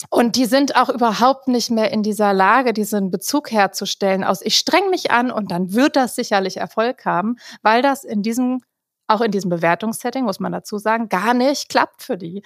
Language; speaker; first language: German; native; German